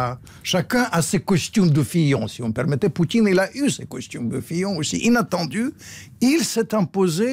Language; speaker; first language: French; non-native, fluent; Russian